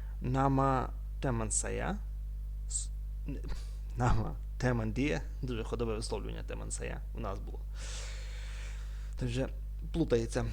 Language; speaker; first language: Indonesian; non-native, fluent; Ukrainian